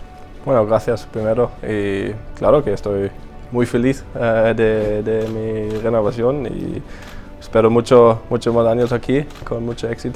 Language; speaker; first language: Spanish; non-native, fluent; German